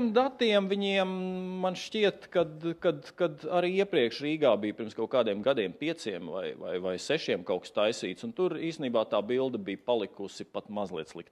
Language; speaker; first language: Latvian; native; Latvian